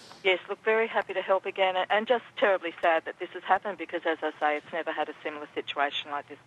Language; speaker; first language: English; native; English